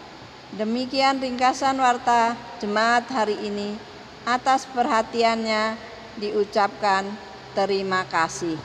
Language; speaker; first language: Indonesian; native; Indonesian